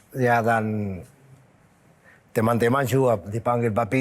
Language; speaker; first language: Indonesian; non-native, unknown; Spanish